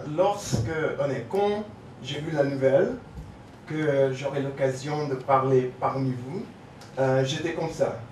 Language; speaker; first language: French; non-native, learner; English